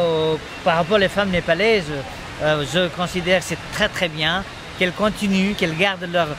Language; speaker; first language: French; non-native, fluent; Nepali